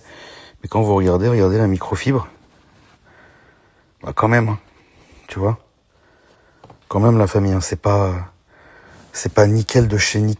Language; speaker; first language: French; native; French